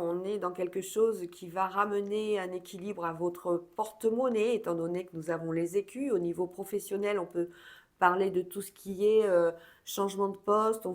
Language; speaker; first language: French; native; French